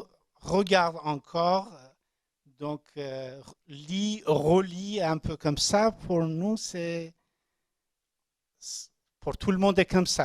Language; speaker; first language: French; non-native, learner; Persian